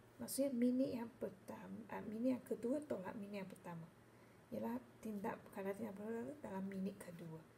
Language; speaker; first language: Malay; non-native, local second language; Chinese